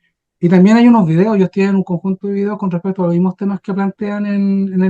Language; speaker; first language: Spanish; native; Spanish